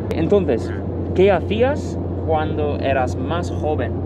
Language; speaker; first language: Spanish; non-native, fluent; English